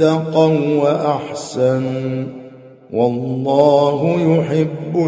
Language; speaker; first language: Arabic; native; Arabic